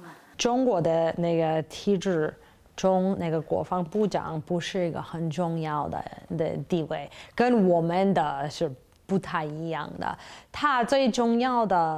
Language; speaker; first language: Chinese; non-native, fluent; English